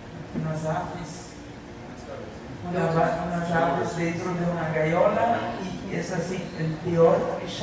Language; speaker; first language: Spanish; non-native, fluent; Portuguese